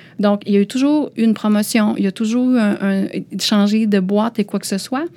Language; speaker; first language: French; early bilingual, other home language; Lao